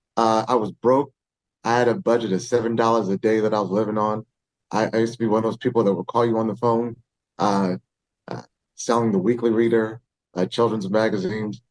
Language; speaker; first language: English; native; English